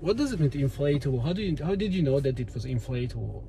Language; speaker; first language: English; non-native, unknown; Hungarian